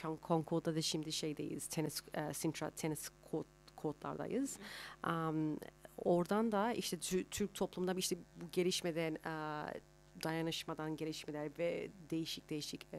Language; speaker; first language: Turkish; early bilingual, heritage; Turkish